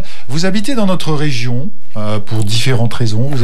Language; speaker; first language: French; native; French